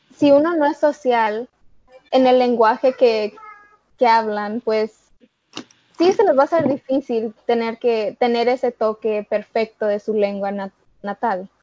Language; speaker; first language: Spanish; early bilingual, heritage; Spanish